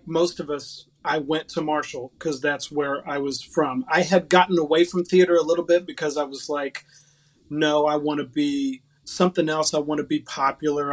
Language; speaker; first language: English; native; English